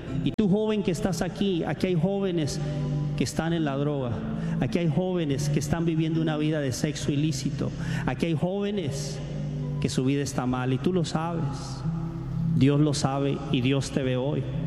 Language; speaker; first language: Spanish; native; Spanish